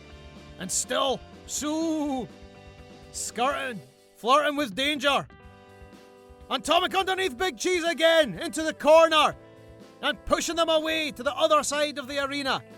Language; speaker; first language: English; native; English